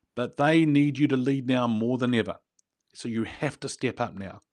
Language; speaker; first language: English; native; English